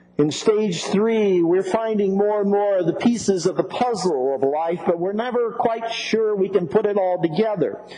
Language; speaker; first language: English; native; English